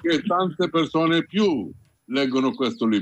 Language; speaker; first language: Italian; non-native, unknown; Hindi